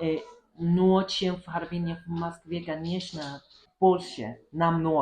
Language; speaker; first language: Russian; non-native, learner; Chinese